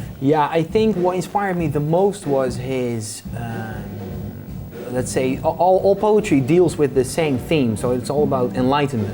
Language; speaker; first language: English; non-native, fluent; Dutch